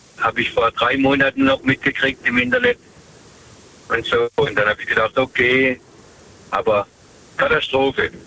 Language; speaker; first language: German; native; German